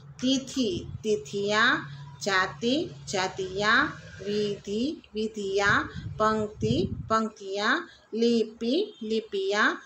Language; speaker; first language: Hindi; non-native, local second language; Gujarati